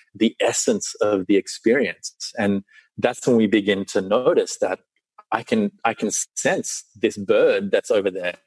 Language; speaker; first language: English; early bilingual, other home language; Sinhala